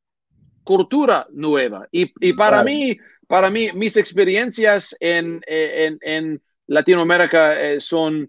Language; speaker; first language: Spanish; non-native, learner; English